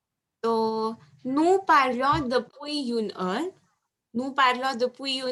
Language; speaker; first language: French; non-native, fluent; Hindi